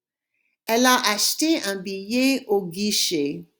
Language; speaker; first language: French; non-native, fluent; English